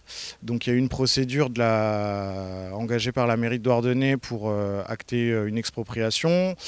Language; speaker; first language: French; native; French